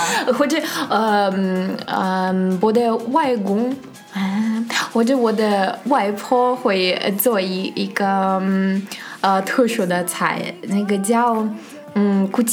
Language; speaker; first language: Chinese; non-native, fluent; Russian